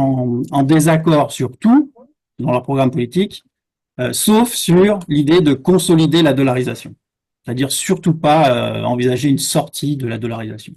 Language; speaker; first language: French; native; French